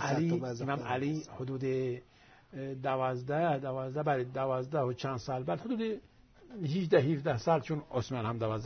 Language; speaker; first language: Persian; non-native, fluent; Arabic